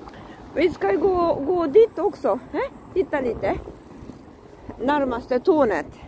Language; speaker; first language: Swedish; non-native, fluent; Japanese